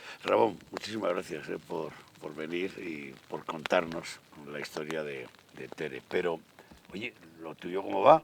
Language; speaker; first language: Spanish; native; Spanish